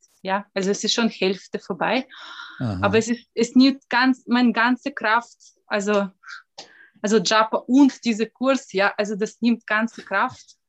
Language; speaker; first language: German; non-native, learner; Russian